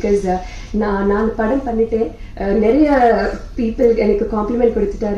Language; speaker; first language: Tamil; non-native, learner; Telugu